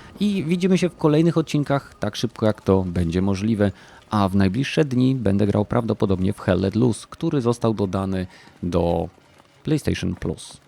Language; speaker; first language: Polish; native; Polish